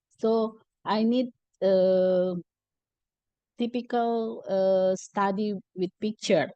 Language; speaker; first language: English; non-native, learner; Indonesian